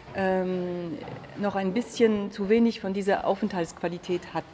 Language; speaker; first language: German; non-native, fluent; French